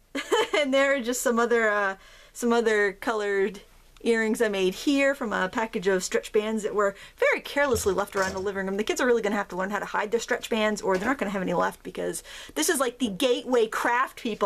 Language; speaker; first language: English; native; English